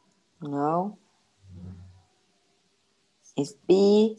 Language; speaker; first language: English; non-native, learner; Vietnamese